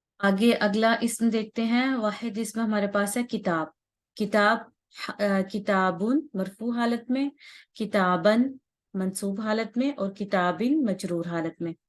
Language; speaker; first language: Urdu; native; Urdu